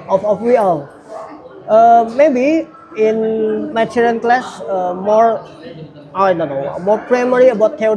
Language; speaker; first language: English; non-native, learner; Indonesian